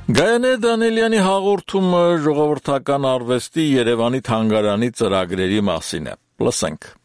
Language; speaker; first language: Armenian; native; Armenian